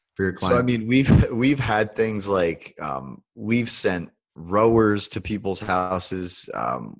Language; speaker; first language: English; native; English